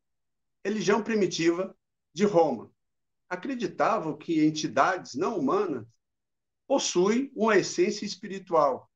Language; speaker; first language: Portuguese; native; Portuguese